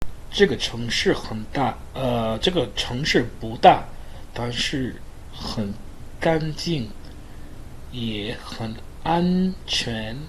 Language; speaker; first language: Chinese; non-native, learner; English